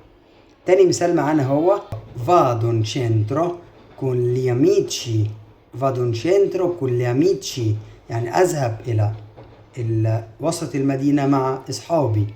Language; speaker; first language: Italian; non-native, fluent; Arabic